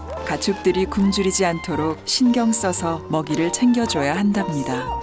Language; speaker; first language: Korean; native; Korean